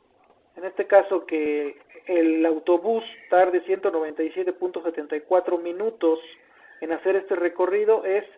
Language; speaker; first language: Spanish; native; Spanish